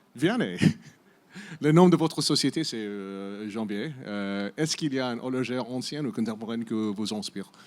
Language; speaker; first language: French; non-native, learner; English